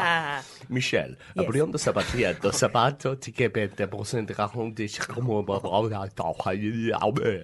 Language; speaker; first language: Italian; non-native, learner; English